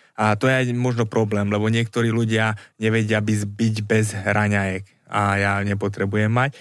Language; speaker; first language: Slovak; non-native, local second language; Hungarian